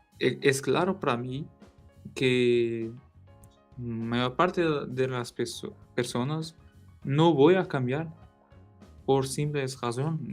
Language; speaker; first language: Spanish; non-native, learner; Portuguese